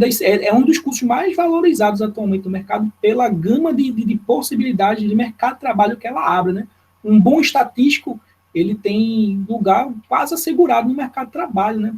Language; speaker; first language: Portuguese; native; Portuguese